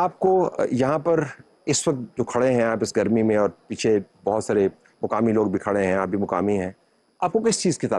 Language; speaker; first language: Urdu; native; Urdu